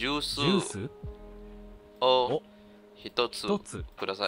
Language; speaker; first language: Japanese; non-native, learner; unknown